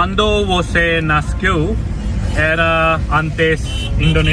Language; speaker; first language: Portuguese; non-native, learner; Hindi